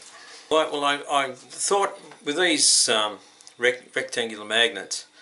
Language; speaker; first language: English; native; English